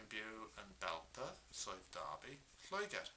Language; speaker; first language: Welsh; non-native, learner; English